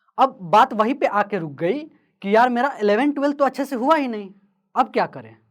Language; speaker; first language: Hindi; native; Hindi